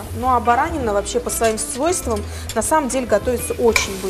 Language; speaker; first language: Russian; native; Russian